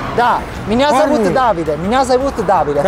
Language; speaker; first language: Russian; non-native, learner; Italian